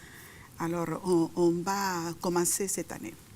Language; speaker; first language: French; non-native, fluent; Spanish